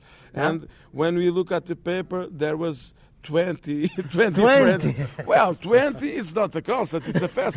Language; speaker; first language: English; non-native, fluent; Portuguese